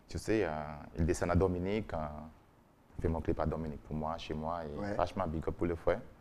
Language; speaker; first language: French; non-native, learner; English